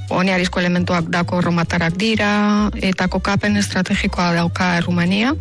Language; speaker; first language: Basque; non-native, fluent; Romanian